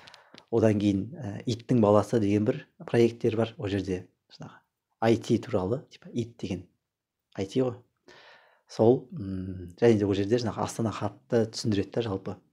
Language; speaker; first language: Kazakh; native; Kazakh